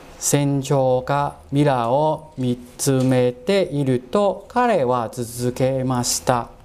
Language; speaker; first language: Japanese; non-native, fluent; Cantonese